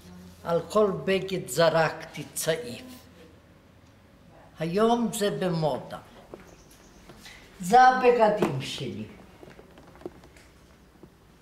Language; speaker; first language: Hebrew; non-native, fluent; Yiddish